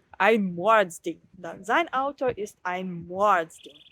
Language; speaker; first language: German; non-native, fluent; Ukrainian